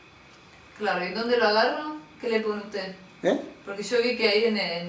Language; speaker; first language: Spanish; native; Spanish